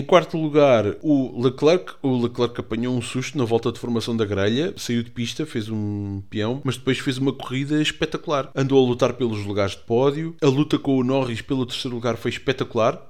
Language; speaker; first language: Portuguese; native; Portuguese